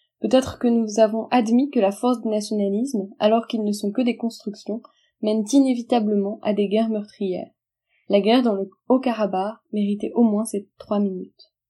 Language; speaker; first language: French; native; French